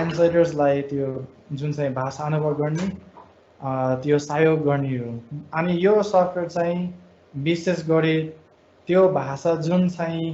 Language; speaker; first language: Nepali; non-native, fluent; English